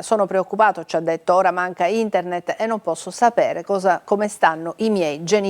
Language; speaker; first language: Italian; native; Italian